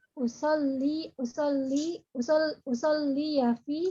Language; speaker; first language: Arabic; non-native, learner; Indonesian